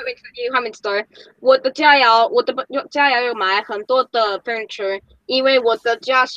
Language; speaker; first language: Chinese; non-native, learner; English